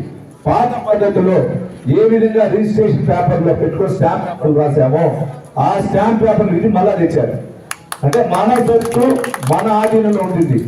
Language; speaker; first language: Telugu; native; Telugu